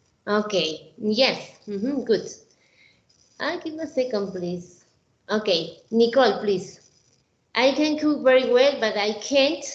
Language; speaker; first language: English; non-native, fluent; Spanish